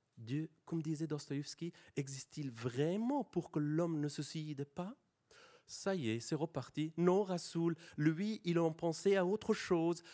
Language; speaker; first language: French; non-native, fluent; Persian